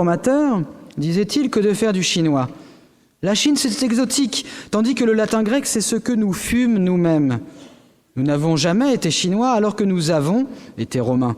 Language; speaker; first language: French; native; French